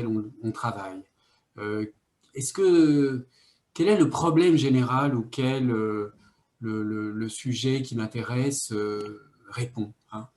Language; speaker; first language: French; native; French